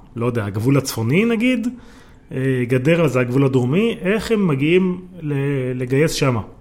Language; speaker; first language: Hebrew; native; Hebrew